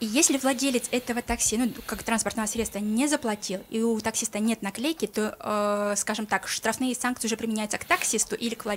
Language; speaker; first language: Russian; non-native, local second language; Kyrgyz